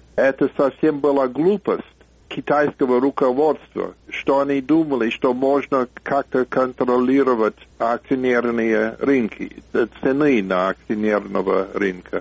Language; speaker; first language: Russian; non-native, fluent; English